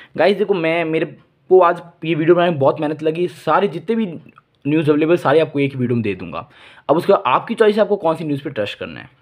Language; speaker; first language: Hindi; native; Hindi